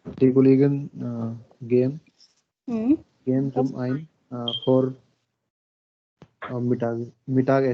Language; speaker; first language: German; non-native, learner; Hindi